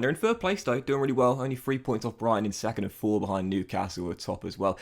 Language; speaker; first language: English; native; English